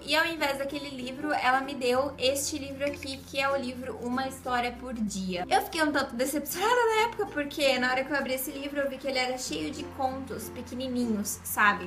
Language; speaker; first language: Portuguese; native; Portuguese